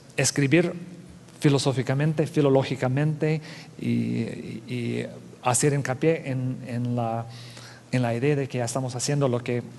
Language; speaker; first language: Spanish; non-native, fluent; English